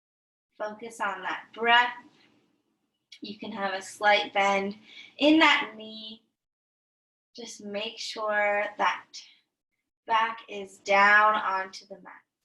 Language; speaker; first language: English; native; English